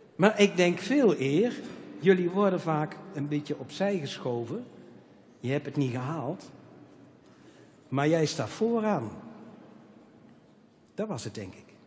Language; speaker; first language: Dutch; native; Dutch